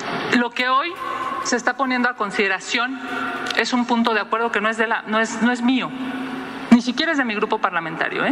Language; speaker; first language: Spanish; native; Spanish